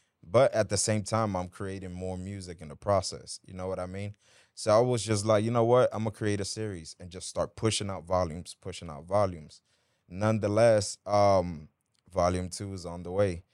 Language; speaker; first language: English; early bilingual, other home language; Spanish